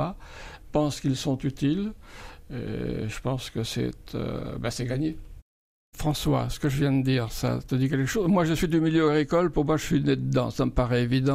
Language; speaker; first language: French; native; French